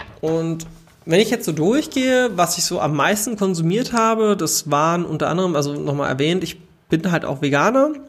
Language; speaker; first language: German; native; German